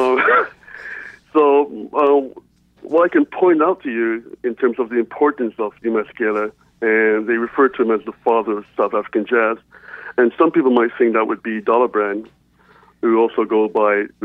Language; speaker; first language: English; native; English